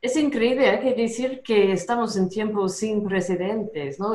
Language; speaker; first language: Spanish; non-native, fluent; English